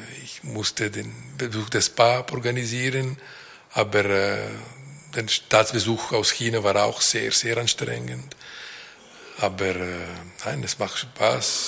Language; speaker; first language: German; non-native, local second language; French